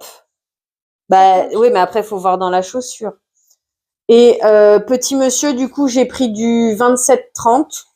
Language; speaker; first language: French; native; French